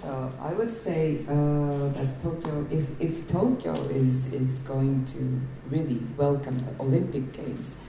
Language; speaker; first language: English; non-native, fluent; Japanese